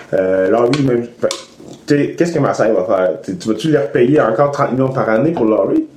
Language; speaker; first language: French; native; French